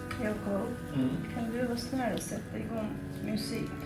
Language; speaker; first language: Swedish; non-native, fluent; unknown